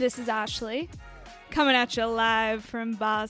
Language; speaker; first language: English; native; English